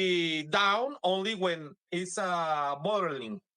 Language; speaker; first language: English; non-native, learner; Spanish